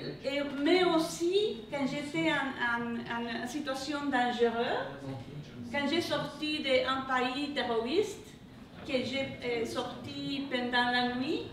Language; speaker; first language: French; non-native, learner; English